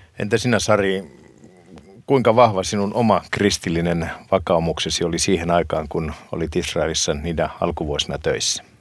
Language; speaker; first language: Finnish; native; Finnish